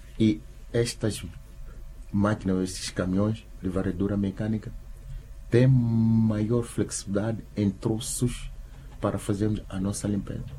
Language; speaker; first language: Portuguese; non-native, local second language; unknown